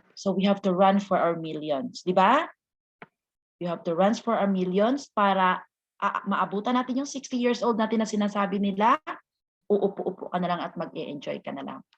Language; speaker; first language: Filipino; non-native, local second language; Hiligaynon